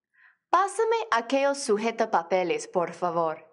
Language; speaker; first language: Spanish; non-native, fluent; English